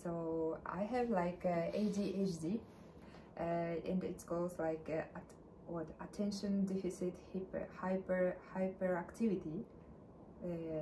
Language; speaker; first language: English; non-native, learner; Russian